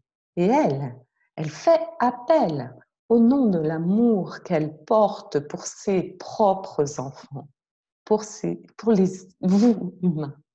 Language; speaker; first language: French; native; French